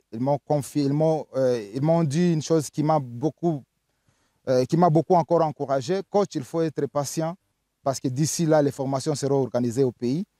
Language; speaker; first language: French; non-native, local second language; Swahili